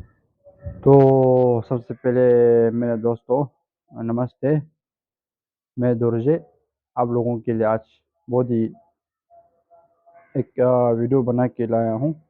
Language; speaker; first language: Hindi; non-native, fluent; Tibetan